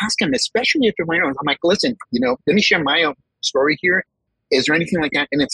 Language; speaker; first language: English; early bilingual, other home language; Spanish